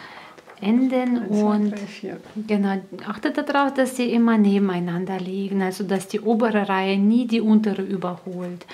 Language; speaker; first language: German; native; German